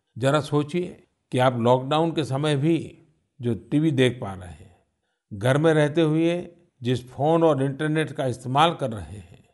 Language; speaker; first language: Hindi; non-native, local second language; Gujarati